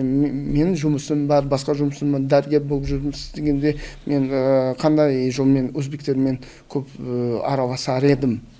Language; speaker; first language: Kazakh; non-native, local second language; Russian